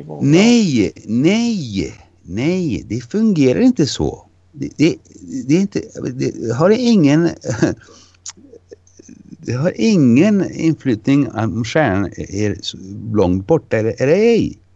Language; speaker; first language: Swedish; non-native, fluent; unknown